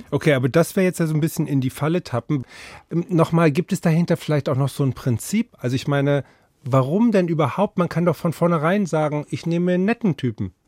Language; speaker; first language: German; native; German